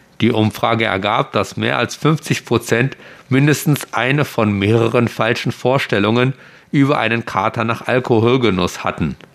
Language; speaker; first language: German; non-native, fluent; Chinese